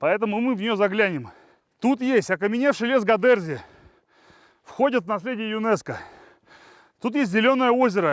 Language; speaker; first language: Russian; native; Russian